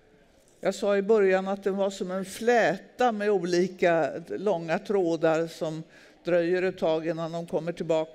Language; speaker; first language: Swedish; native; Swedish